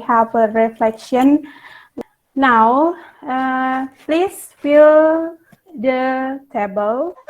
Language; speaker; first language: English; non-native, fluent; Indonesian